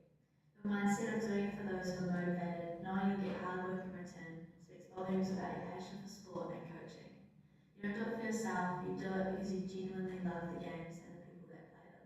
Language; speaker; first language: English; native; English